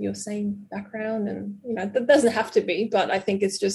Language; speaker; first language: English; non-native, fluent; Portuguese